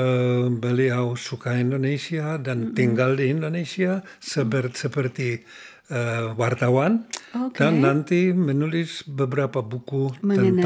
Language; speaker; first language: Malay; non-native, learner; Czech